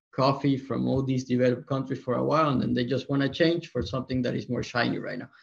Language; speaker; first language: English; non-native, fluent; Spanish